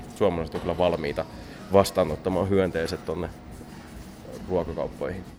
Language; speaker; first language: Finnish; native; Finnish